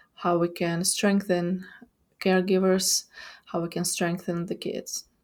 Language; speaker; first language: English; non-native, fluent; Ukrainian